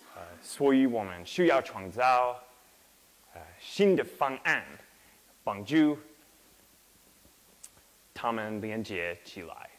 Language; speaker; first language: Chinese; non-native, learner; English